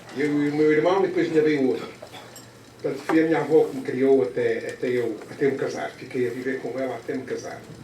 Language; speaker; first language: Portuguese; native; Portuguese